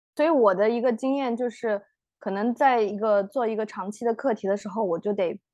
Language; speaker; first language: Chinese; native; Chinese